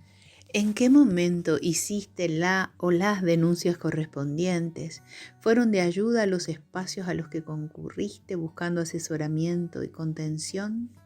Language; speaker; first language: Spanish; native; Spanish